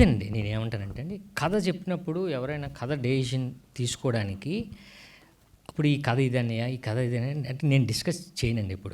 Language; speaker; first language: Telugu; native; Telugu